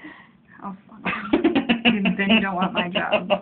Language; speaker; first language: English; native; English